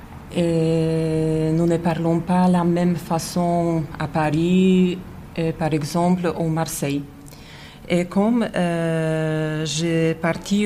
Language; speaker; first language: French; non-native, learner; Polish